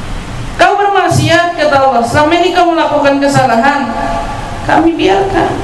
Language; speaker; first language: Indonesian; native; Indonesian